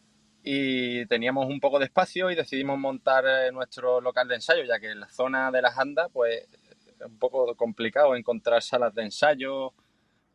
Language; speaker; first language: Spanish; native; Spanish